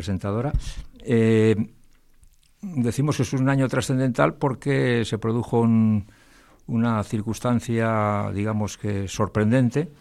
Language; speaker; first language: Spanish; native; Spanish